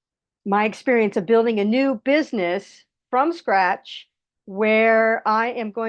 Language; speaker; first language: English; native; English